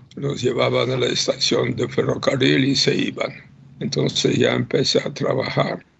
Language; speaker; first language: Spanish; non-native, fluent; Polish